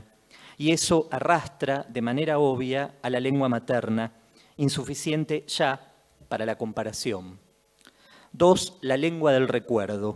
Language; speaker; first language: Spanish; native; Spanish